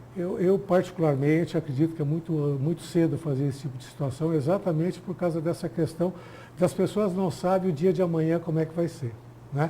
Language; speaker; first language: Portuguese; native; Portuguese